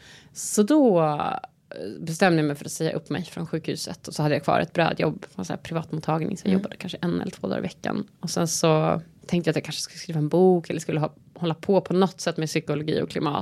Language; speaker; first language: Swedish; native; Swedish